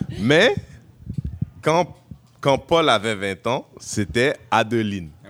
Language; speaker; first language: French; native; French